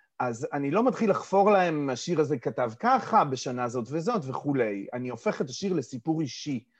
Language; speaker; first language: Hebrew; early bilingual, other home language; English